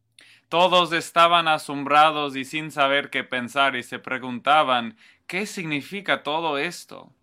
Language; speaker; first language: Spanish; non-native, fluent; English